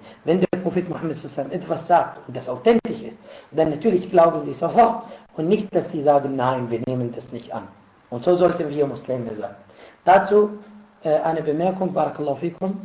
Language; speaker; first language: German; non-native, fluent; Arabic